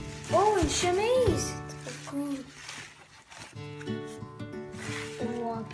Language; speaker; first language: French; native; French